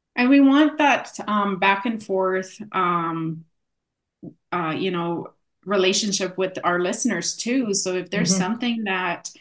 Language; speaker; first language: English; non-native, fluent; Polish